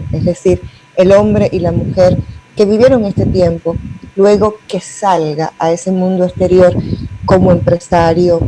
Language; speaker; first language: Spanish; native; Spanish